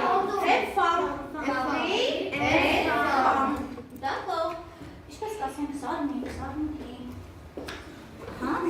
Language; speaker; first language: French; non-native, fluent; Armenian